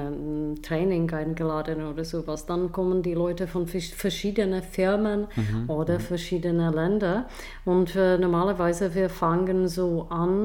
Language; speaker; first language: German; non-native, fluent; Czech